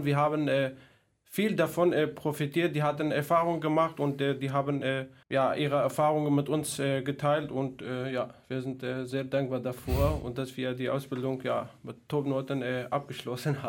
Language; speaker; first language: German; non-native, fluent; Kurdish